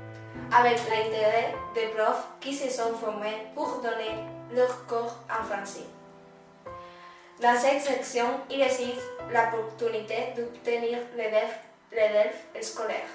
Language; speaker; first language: French; non-native, learner; Spanish